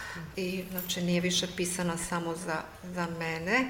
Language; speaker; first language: Serbian; non-native, local second language; Hungarian